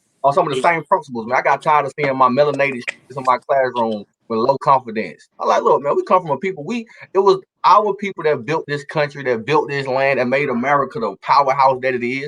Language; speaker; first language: English; native; English